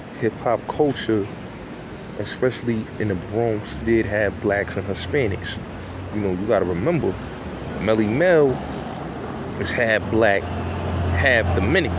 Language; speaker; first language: English; native; English